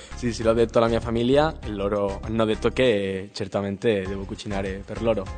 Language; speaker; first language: Italian; non-native, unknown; Spanish